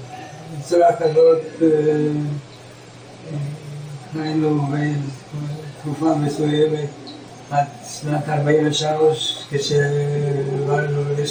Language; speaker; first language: Hebrew; early bilingual, other home language; Croatian